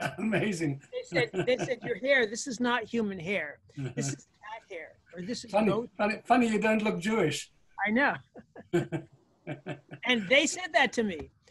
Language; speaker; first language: English; native; English